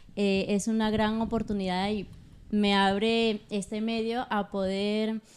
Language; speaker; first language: Spanish; native; Spanish